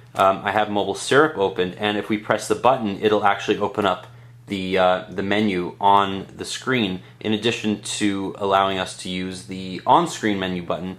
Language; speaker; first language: English; native; English